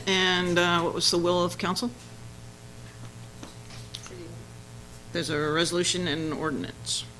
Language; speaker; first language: English; native; English